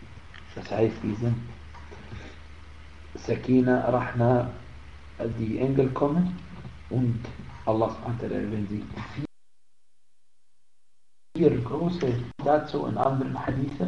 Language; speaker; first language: German; non-native, fluent; Arabic